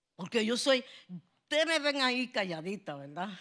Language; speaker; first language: Spanish; native; Spanish